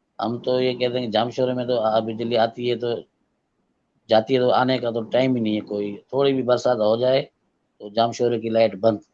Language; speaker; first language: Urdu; non-native, local second language; Sindhi